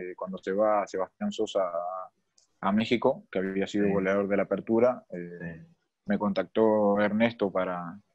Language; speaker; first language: Spanish; native; Spanish